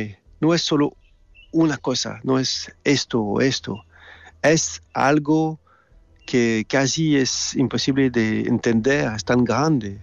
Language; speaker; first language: Spanish; non-native, learner; French